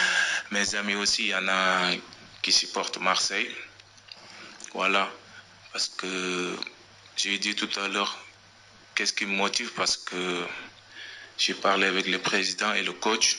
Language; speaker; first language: French; non-native, local second language; Wolof